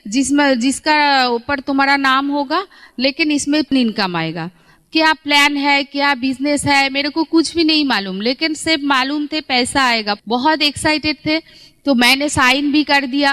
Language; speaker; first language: Hindi; non-native, local second language; Bangla